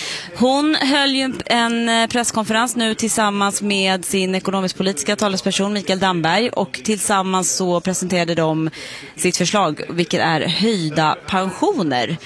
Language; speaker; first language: Swedish; native; Swedish